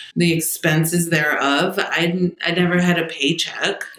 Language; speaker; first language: English; native; English